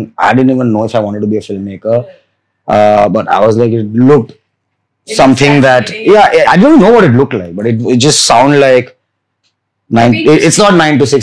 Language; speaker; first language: English; non-native, local second language; Gujarati